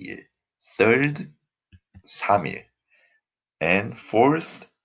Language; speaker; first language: English; non-native, fluent; Korean